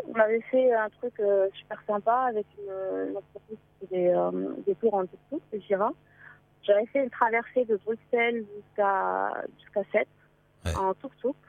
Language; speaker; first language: French; non-native, local second language; Arabic